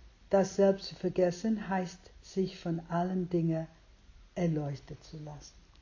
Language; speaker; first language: German; non-native, fluent; English